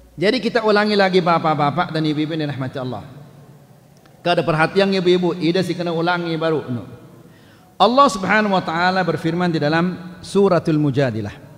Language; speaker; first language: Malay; non-native, local second language; Sasak